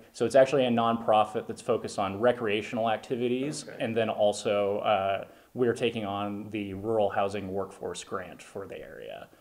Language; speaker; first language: English; native; English